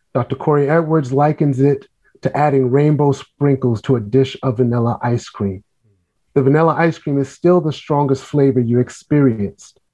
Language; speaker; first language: English; native; English